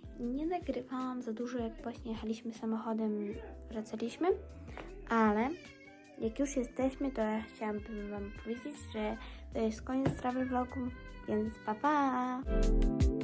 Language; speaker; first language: Polish; early bilingual, other home language; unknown